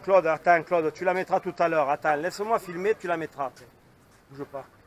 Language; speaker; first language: French; native; French